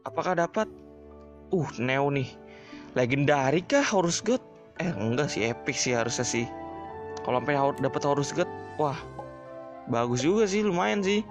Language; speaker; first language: Indonesian; native; Indonesian